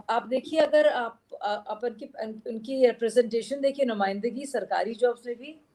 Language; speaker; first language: Hindi; native; Hindi